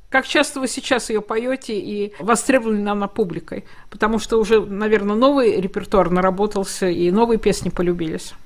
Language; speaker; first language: Russian; native; Russian